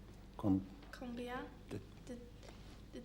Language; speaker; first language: French; non-native, learner; English